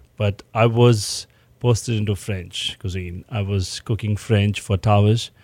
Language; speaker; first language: English; non-native, local second language; Hindi